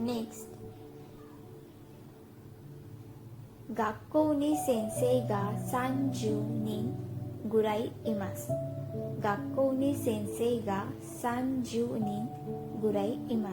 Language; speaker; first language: Japanese; non-native, fluent; Hindi